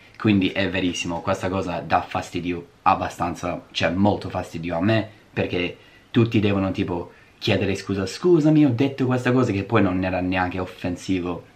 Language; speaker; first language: Italian; non-native, fluent; English